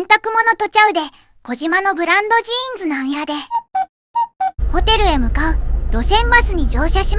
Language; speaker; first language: Japanese; native; Japanese